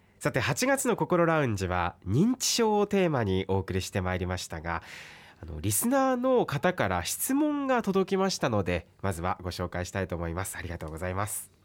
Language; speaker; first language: Japanese; native; Japanese